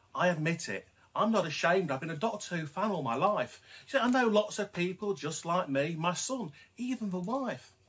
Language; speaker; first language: English; native; English